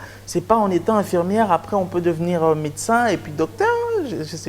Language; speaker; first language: French; non-native, local second language; Lingala